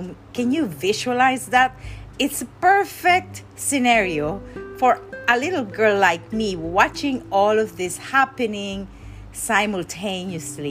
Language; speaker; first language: English; non-native, local second language; Filipino